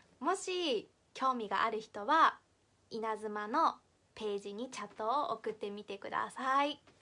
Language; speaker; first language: Japanese; native; Japanese